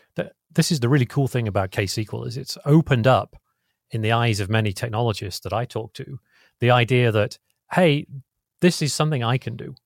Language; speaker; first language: English; native; English